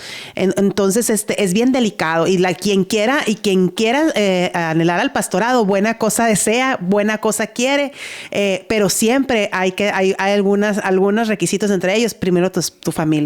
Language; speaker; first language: Spanish; native; Spanish